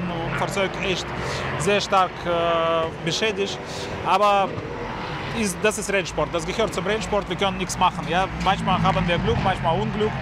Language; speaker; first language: German; non-native, learner; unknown